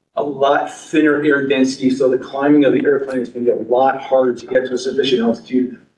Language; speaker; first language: English; native; English